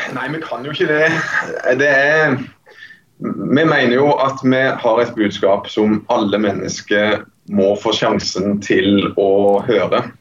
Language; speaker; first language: Norwegian; native; Norwegian